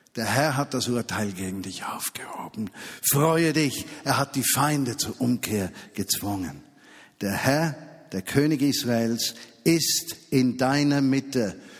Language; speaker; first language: German; native; German